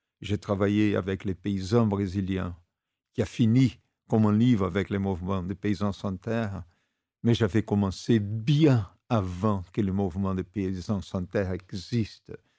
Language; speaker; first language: French; non-native, fluent; Portuguese